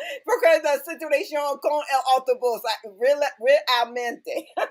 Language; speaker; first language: Spanish; non-native, learner; English